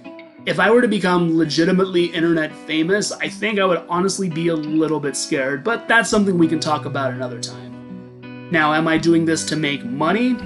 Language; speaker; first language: English; native; English